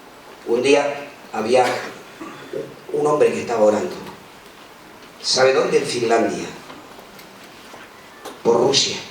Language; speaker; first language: Spanish; native; Spanish